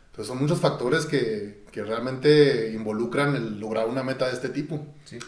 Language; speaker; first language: Spanish; native; Spanish